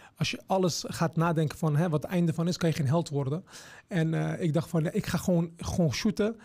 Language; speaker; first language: Dutch; early bilingual, other home language; Turkish